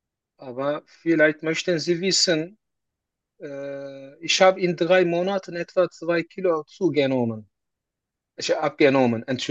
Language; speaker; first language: German; non-native, learner; Turkish